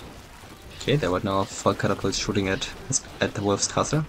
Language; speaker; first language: English; non-native, fluent; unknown